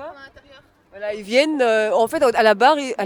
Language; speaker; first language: French; native; French